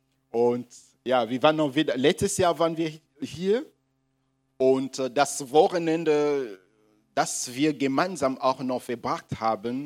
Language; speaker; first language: German; non-native, fluent; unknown